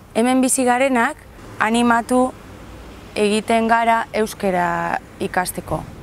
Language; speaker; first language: Basque; non-native, local second language; Spanish